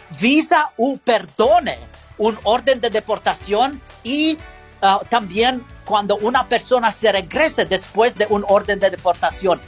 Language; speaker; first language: Spanish; non-native, learner; English